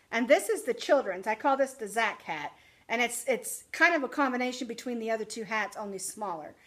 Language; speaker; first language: English; native; English